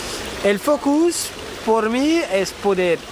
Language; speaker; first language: Spanish; non-native, fluent; French